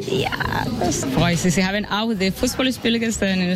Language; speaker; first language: German; non-native, learner; Spanish